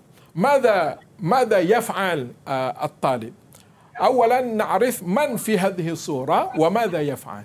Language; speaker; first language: Arabic; non-native, fluent; Malay